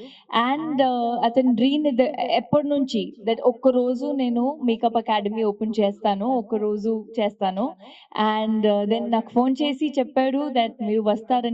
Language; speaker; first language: Telugu; non-native, learner; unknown